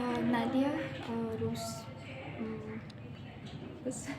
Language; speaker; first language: Hindi; non-native, learner; Russian